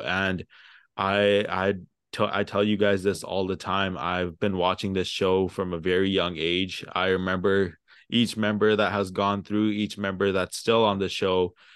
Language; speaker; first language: English; early bilingual, other home language; Punjabi